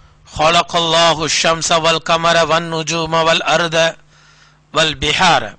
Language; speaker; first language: Arabic; non-native, fluent; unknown